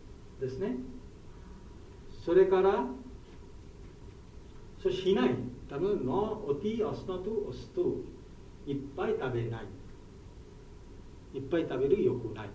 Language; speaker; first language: Japanese; non-native, learner; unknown